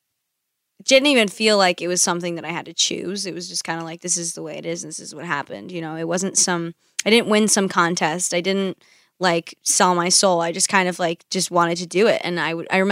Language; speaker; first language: English; early bilingual, other home language; Spanish